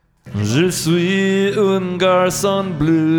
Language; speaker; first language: French; non-native, learner; English